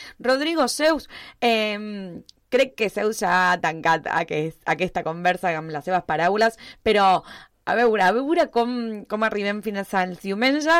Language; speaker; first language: Catalan; early bilingual, heritage; Spanish